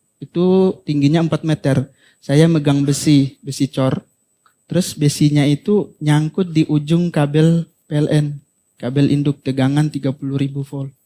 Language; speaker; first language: Indonesian; native; Indonesian